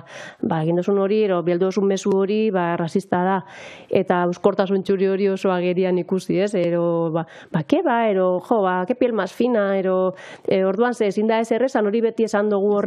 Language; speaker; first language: Basque; native; Basque